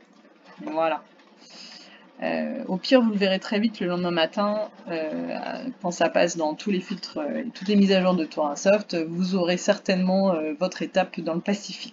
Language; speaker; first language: French; native; French